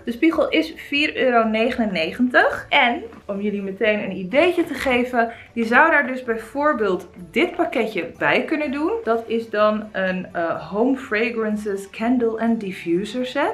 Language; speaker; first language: Dutch; native; Dutch